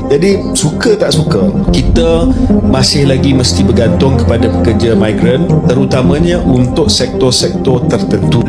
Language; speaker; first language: Malay; native; Malay